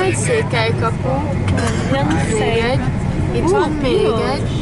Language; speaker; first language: Hungarian; early bilingual, heritage; Hungarian